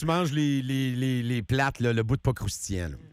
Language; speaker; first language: French; native; French